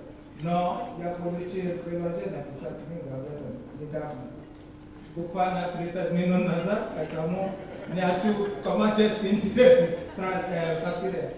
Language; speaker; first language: Russian; non-native, learner; Yoruba